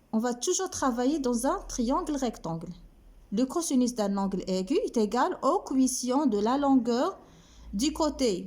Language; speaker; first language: French; non-native, local second language; Arabic